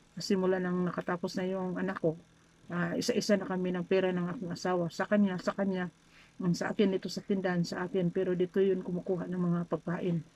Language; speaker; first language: Filipino; non-native, local second language; Cebuano